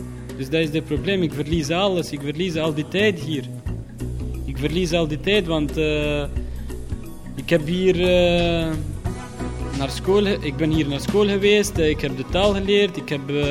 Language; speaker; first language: Dutch; non-native, learner; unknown